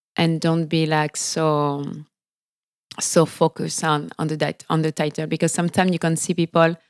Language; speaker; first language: English; non-native, fluent; French